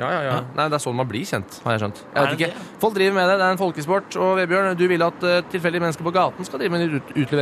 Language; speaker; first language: Norwegian; native; Norwegian